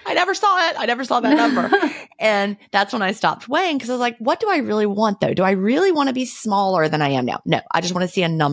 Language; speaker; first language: English; native; English